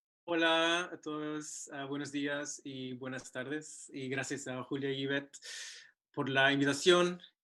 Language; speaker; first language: Spanish; non-native, fluent; English